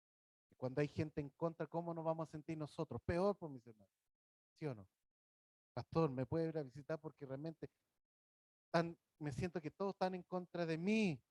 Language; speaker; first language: Spanish; native; Spanish